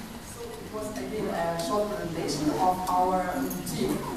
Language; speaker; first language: English; non-native, local second language; Lithuanian